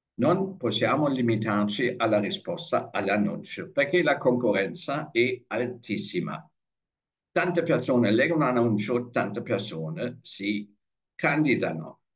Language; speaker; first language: Italian; non-native, fluent; German